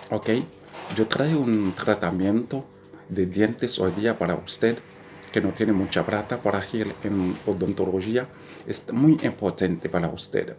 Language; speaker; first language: Spanish; non-native, learner; Haitian Creole